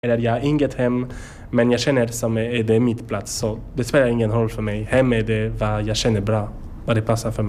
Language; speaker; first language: Swedish; non-native, learner; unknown